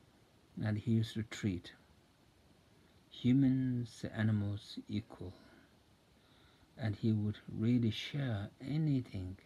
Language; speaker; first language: English; non-native, fluent; Tibetan